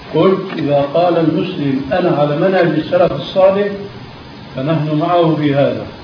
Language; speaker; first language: Arabic; early bilingual, other home language; Albanian